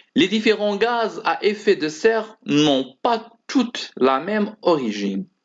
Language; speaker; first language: French; non-native, local second language; Arabic